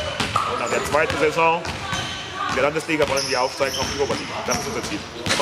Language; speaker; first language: German; non-native, fluent; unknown